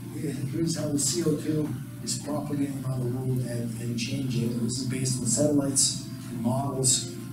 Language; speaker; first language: English; non-native, fluent; Slovak